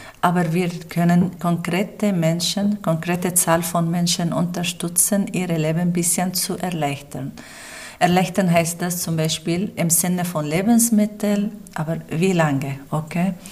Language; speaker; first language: German; non-native, fluent; Arabic